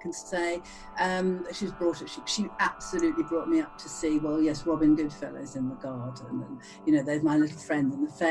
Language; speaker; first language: English; native; English